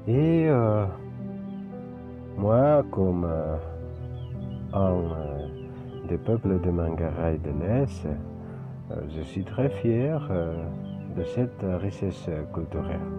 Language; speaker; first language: French; non-native, fluent; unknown